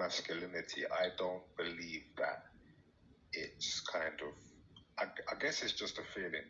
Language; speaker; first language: English; native; English